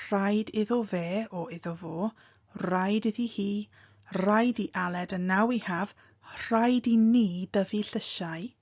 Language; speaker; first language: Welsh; non-native, fluent; English